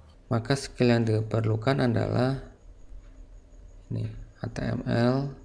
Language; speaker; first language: Indonesian; native; Indonesian